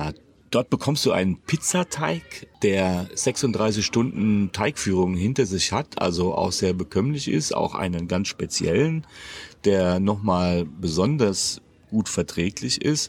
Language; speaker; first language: German; native; German